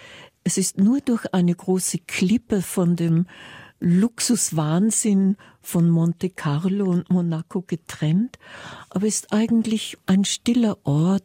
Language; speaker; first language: German; native; German